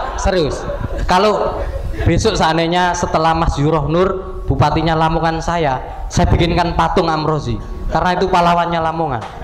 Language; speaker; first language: Indonesian; native; Indonesian